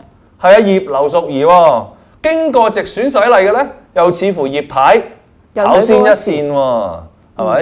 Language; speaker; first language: Cantonese; native; Cantonese